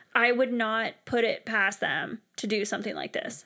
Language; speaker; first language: English; native; English